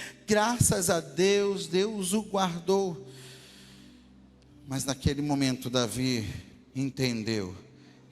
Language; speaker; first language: Portuguese; native; Portuguese